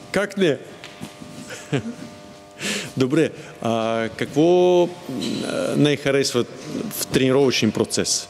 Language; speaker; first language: Bulgarian; non-native, learner; Russian